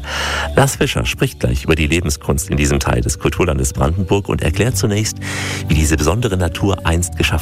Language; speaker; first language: German; native; German